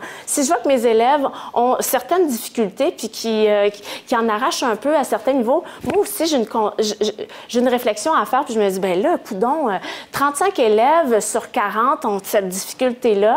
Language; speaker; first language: French; native; French